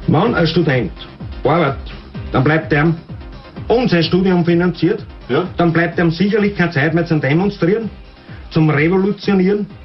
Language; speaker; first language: German; native; German